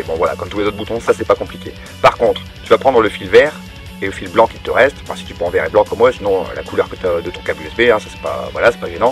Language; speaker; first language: French; native; French